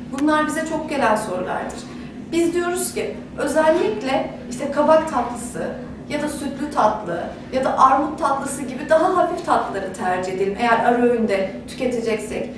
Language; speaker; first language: Turkish; native; Turkish